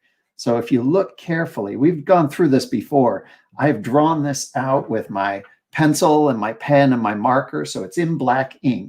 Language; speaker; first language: English; native; English